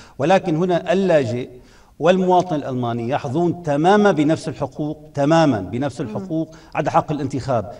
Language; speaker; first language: Arabic; native; Arabic